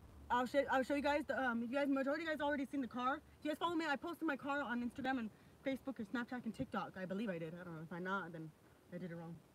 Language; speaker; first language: English; native; English